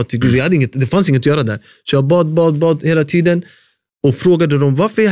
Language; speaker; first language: Swedish; early bilingual, other home language; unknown